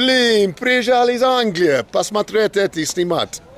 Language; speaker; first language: Russian; non-native, learner; English